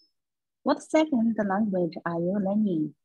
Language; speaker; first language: English; non-native, learner; Chinese